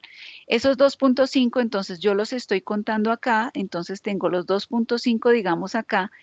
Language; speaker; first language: Spanish; native; Spanish